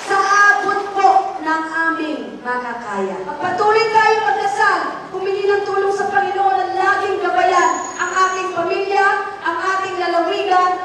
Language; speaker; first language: Filipino; native; Filipino